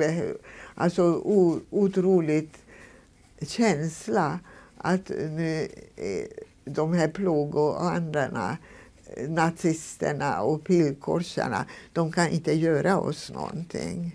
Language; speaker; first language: Swedish; non-native, fluent; Hungarian